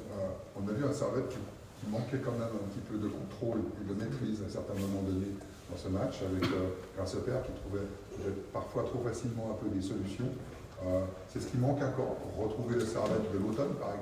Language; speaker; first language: French; native; French